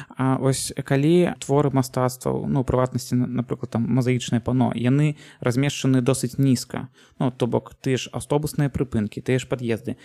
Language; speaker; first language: Belarusian; native; Belarusian